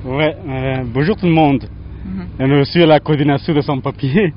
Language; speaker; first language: French; non-native, learner; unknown